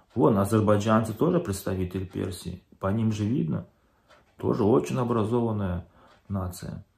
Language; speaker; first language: Russian; non-native, local second language; Turkmen